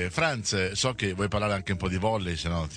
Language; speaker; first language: Italian; native; Italian